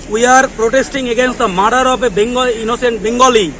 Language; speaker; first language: English; non-native, local second language; Bangla